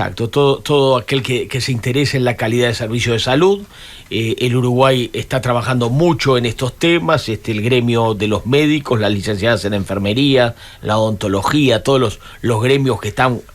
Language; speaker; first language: Spanish; native; Spanish